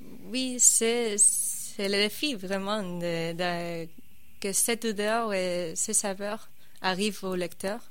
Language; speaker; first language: French; non-native, fluent; Spanish